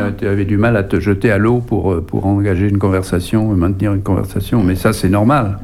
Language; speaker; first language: French; native; French